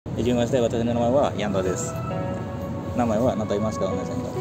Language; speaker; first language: Japanese; non-native, fluent; Indonesian